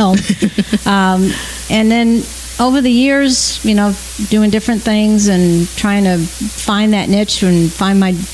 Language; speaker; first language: English; native; English